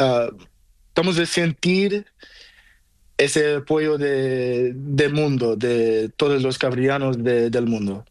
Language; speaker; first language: Spanish; non-native, learner; Portuguese